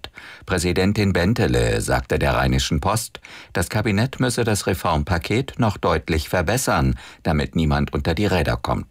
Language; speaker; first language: German; native; German